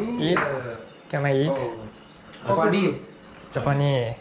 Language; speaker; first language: English; non-native, learner; Japanese